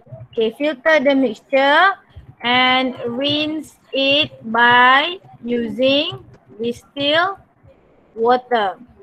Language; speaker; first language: English; non-native, local second language; Malay